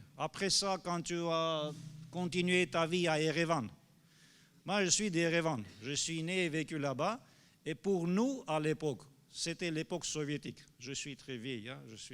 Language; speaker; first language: French; non-native, fluent; Armenian